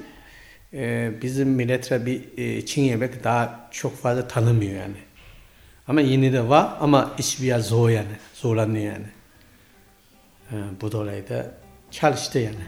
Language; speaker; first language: Turkish; non-native, learner; Chinese